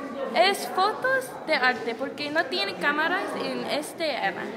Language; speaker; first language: Spanish; non-native, learner; English